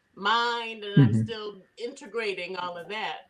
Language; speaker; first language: English; native; English